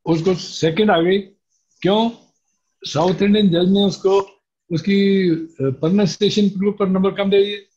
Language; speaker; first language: Hindi; native; Hindi